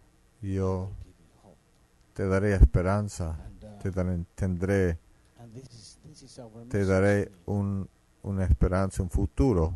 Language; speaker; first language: Spanish; non-native, fluent; Finnish